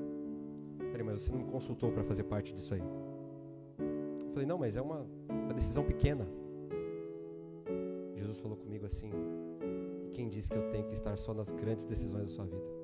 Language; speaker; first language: Portuguese; native; Portuguese